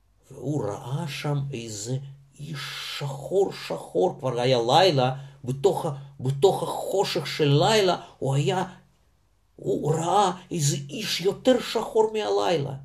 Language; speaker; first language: Hebrew; non-native, fluent; Russian